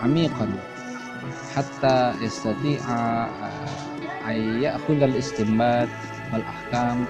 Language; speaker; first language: Arabic; non-native, fluent; Indonesian